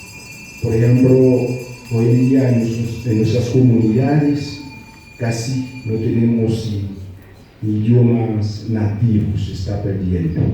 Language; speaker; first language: Spanish; non-native, fluent; Haitian Creole